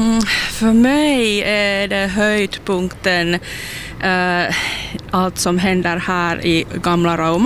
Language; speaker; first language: Swedish; non-native, local second language; Finnish